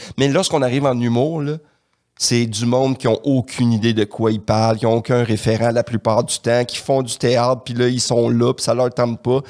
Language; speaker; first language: French; native; French